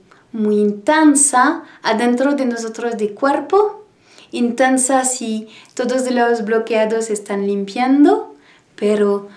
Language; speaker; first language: Spanish; non-native, learner; French